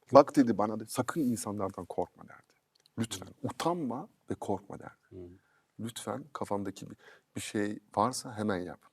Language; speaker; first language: Turkish; early bilingual, heritage; Turkish